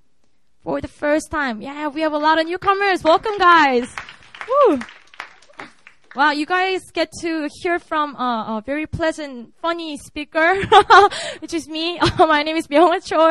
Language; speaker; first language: English; non-native, fluent; Korean